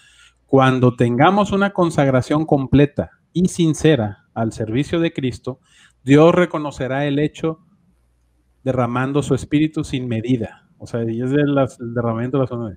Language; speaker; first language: Spanish; native; Spanish